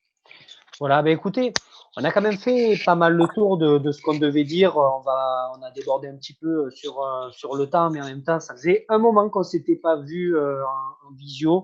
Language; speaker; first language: French; native; French